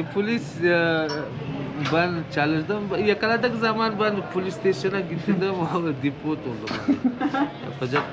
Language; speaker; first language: Turkish; non-native, learner; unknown